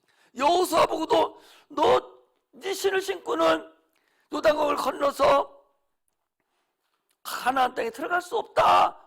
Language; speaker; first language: Korean; native; Korean